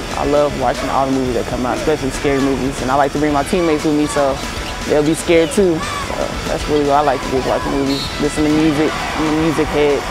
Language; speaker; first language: English; native; English